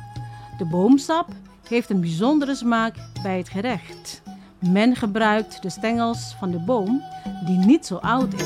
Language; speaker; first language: Dutch; non-native, fluent; Indonesian